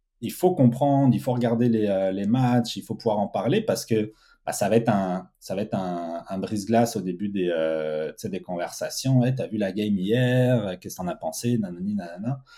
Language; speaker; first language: French; early bilingual, other home language; Portuguese